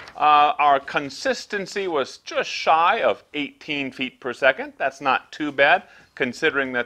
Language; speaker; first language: English; native; English